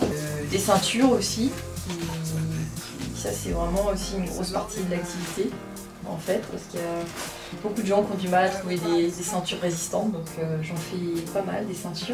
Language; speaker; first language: French; native; French